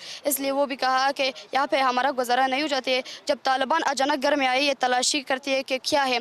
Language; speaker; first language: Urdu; non-native, learner; Persian